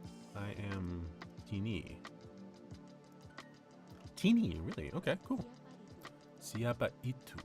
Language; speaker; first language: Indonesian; non-native, learner; English